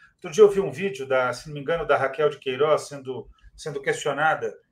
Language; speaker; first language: Portuguese; native; Portuguese